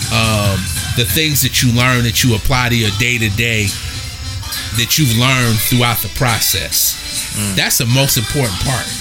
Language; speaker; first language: English; native; English